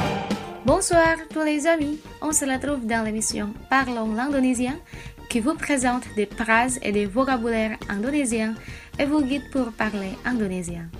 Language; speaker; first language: French; non-native, fluent; Indonesian